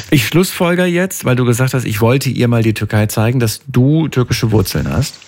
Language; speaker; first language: German; native; German